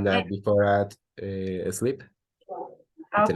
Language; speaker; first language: English; non-native, learner; Spanish